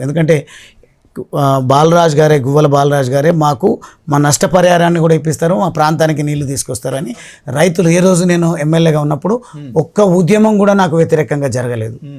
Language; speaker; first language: Telugu; native; Telugu